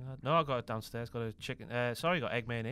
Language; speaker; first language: English; native; English